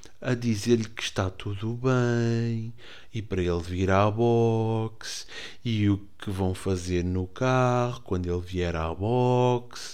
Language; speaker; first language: Portuguese; native; Portuguese